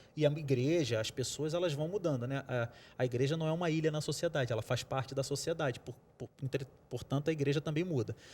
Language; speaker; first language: Portuguese; native; Portuguese